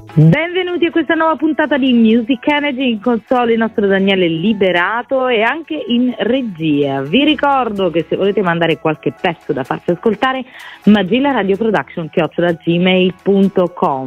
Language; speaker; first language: Italian; native; Italian